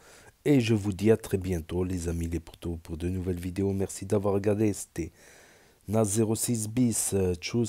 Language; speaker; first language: French; native; French